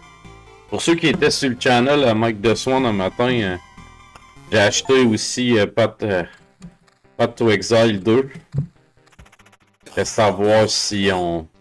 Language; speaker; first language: French; native; French